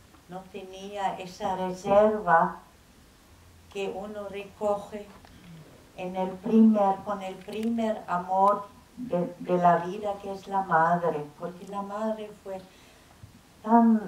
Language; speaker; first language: Spanish; non-native, fluent; German